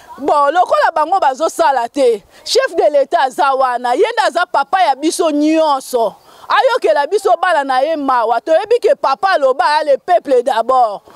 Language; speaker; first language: Lingala; native; Lingala